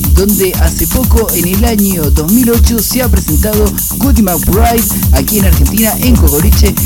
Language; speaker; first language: Spanish; native; Spanish